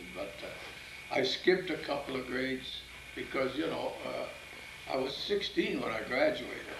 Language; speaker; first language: English; early bilingual, other home language; Italian